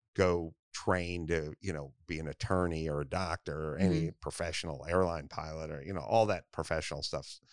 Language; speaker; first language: English; native; English